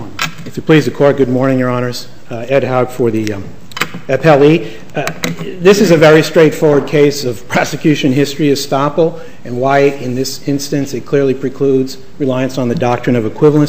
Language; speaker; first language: English; native; English